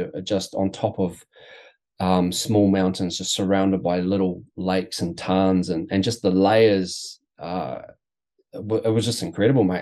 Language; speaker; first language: English; native; English